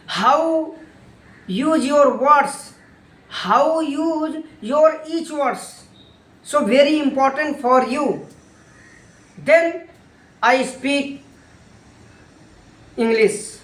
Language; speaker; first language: English; non-native, learner; Hindi